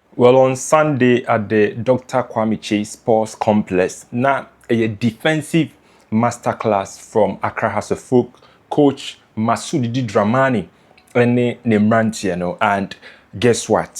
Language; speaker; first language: English; non-native, local second language; Akan